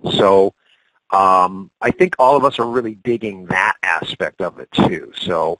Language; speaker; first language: English; native; English